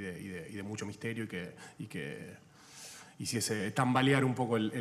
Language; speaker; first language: Spanish; native; Spanish